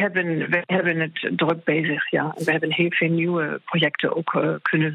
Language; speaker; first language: Dutch; non-native, fluent; German